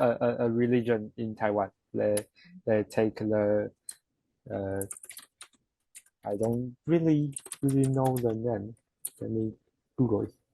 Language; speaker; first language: English; non-native, learner; Chinese